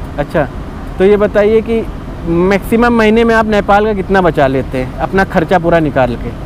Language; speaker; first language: Hindi; native; Hindi